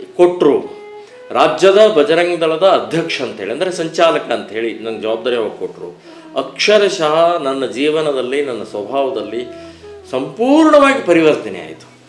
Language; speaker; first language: Kannada; native; Kannada